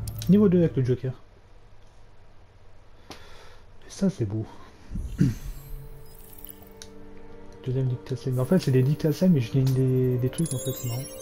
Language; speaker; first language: French; native; French